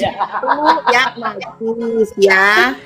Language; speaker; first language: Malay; non-native, local second language; Madurese